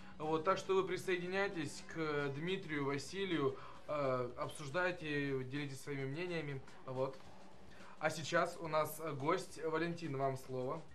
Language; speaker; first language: Russian; native; Russian